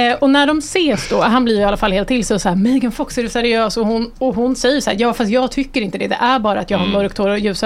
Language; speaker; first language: Swedish; native; Swedish